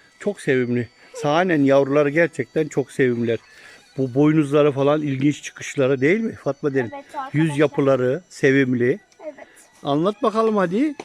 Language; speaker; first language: Turkish; native; Turkish